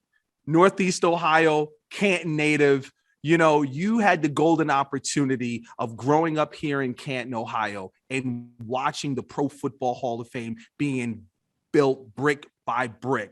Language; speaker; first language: English; native; English